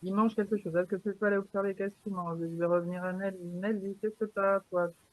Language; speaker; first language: French; native; French